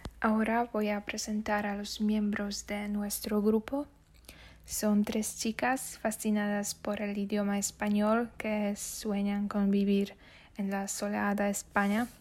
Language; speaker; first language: Spanish; non-native, learner; Polish